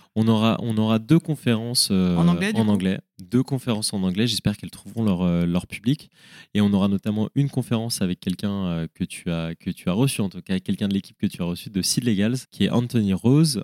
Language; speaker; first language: French; native; French